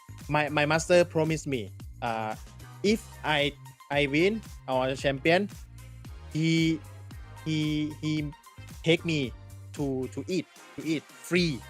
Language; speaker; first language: English; non-native, learner; Thai